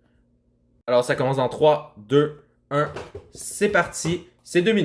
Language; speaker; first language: French; native; French